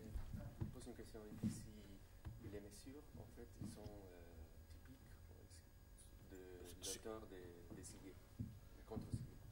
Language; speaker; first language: French; non-native, fluent; Spanish